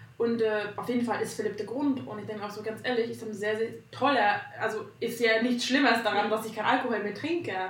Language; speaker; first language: German; non-native, fluent; Hungarian